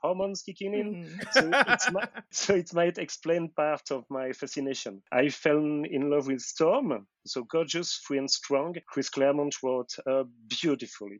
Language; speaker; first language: English; non-native, fluent; French